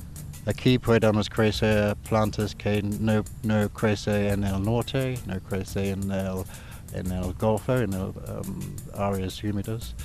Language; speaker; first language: Spanish; non-native, learner; English